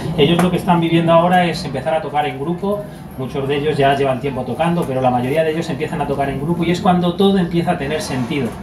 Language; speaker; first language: Spanish; native; Spanish